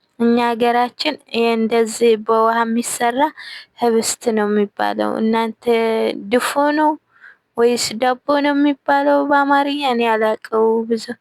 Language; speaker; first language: Amharic; non-native, local second language; Tigrinya